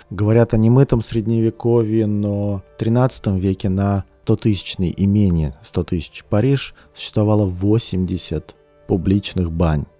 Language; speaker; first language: Russian; native; Russian